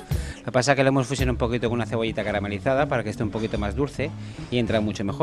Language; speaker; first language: Spanish; native; Spanish